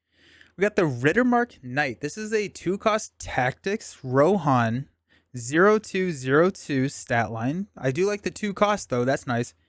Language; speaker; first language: English; native; English